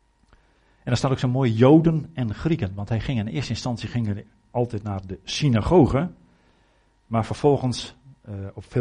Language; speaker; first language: Dutch; native; Dutch